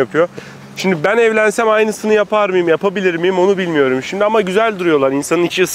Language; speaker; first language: Turkish; native; Turkish